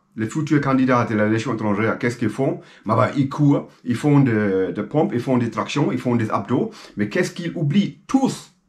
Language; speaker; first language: French; non-native, fluent; German